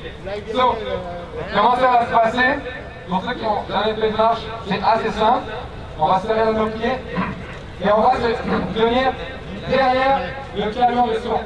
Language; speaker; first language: French; native; French